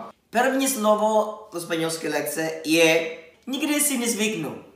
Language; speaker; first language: Czech; non-native, learner; Spanish